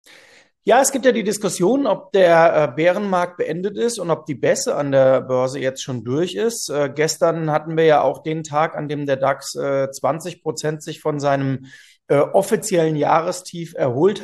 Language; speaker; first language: German; native; German